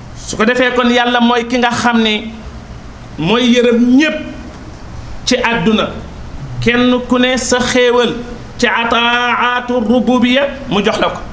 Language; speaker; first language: Wolof; native; Wolof